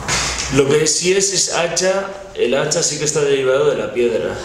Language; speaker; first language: Spanish; non-native, local second language; Basque